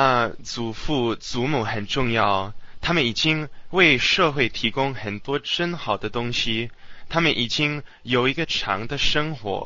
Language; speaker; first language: Chinese; non-native, learner; English